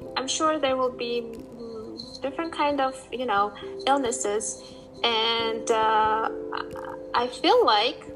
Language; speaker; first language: English; non-native, fluent; Uzbek